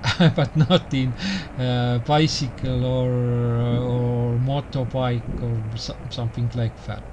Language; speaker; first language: English; non-native, learner; Estonian